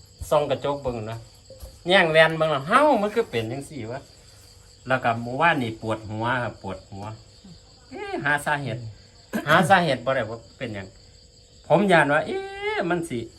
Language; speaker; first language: Thai; non-native, local second language; Northeastern Thai